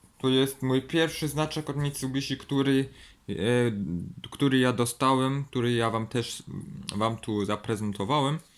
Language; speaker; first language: Polish; early bilingual, heritage; Polish